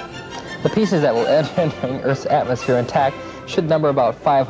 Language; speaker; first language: English; native; English